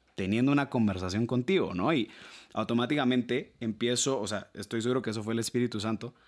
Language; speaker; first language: Spanish; native; Spanish